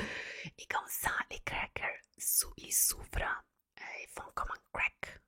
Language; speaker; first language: French; non-native, fluent; Italian